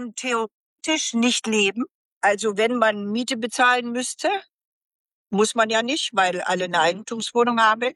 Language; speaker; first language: German; native; German